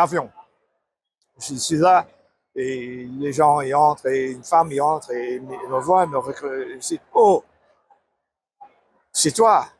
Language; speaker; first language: French; non-native, learner; English